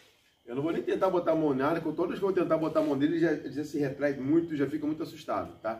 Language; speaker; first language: Portuguese; native; Portuguese